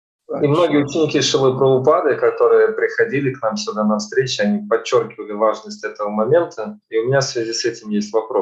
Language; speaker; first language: Russian; native; Russian